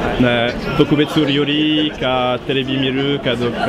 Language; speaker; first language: Japanese; non-native, fluent; French